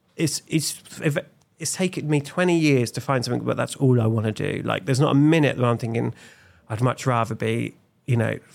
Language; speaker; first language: English; native; English